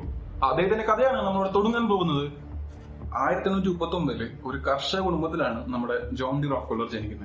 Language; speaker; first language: Malayalam; native; Malayalam